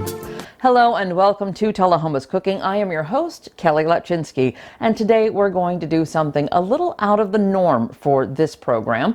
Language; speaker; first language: English; native; English